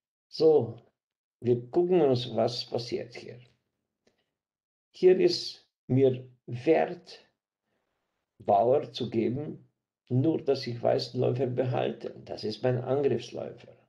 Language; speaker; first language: German; non-native, fluent; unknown